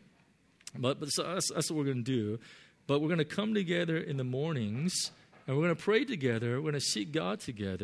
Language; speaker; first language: English; native; English